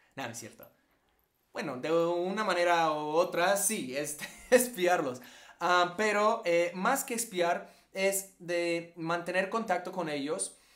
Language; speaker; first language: Spanish; non-native, fluent; English